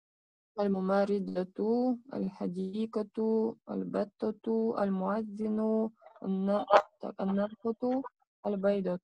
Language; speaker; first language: Arabic; non-native, learner; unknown